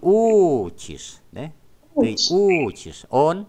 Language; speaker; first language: Russian; non-native, fluent; Vietnamese